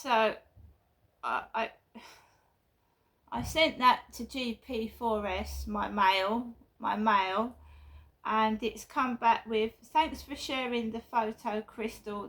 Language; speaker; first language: English; native; English